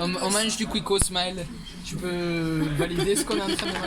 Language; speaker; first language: French; native; French